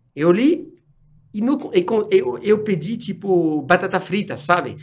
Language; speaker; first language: Portuguese; non-native, fluent; French